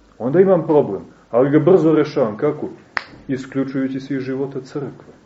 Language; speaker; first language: Serbian; native; Serbian